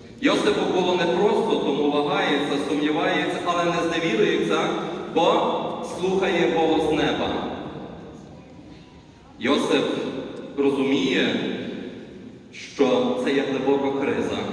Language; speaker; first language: Ukrainian; native; Ukrainian